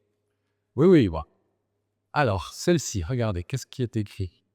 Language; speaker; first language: French; native; French